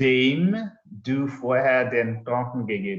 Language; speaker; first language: German; non-native, learner; English